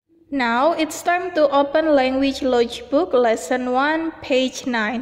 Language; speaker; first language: English; non-native, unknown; Indonesian